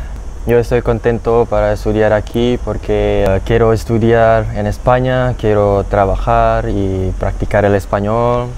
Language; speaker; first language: Spanish; non-native, learner; Indonesian